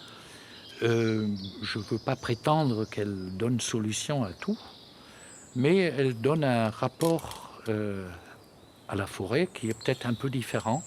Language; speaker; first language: French; native; French